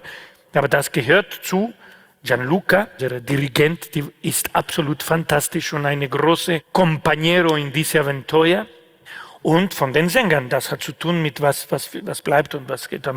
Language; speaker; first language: German; non-native, fluent; Spanish